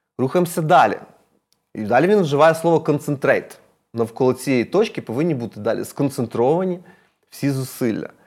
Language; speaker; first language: Ukrainian; non-native, local second language; Russian